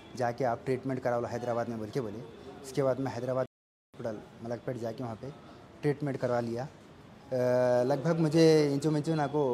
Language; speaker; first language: Hindi; non-native, local second language; Urdu